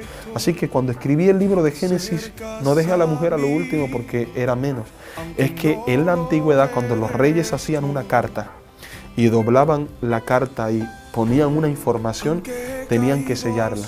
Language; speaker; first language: Spanish; native; Spanish